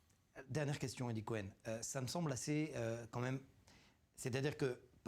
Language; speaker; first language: French; native; French